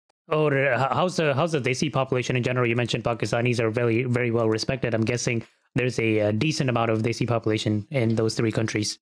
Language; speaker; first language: English; early bilingual, other home language; Urdu